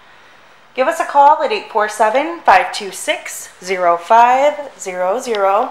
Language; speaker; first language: English; native; English